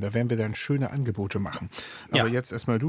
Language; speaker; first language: German; native; German